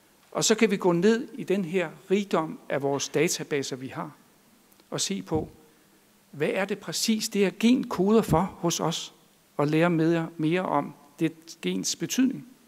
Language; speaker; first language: Danish; native; Danish